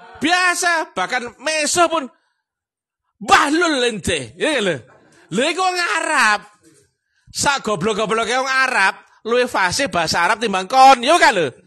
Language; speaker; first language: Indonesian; non-native, local second language; Javanese